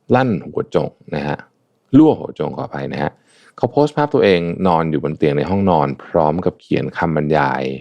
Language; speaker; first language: Thai; early bilingual, other home language; Chinese